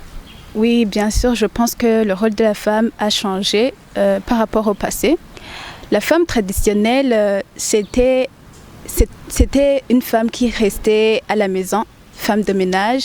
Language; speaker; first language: French; non-native, local second language; Rundi